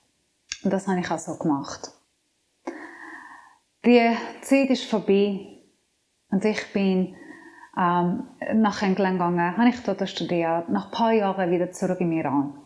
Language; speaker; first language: German; non-native, fluent; Persian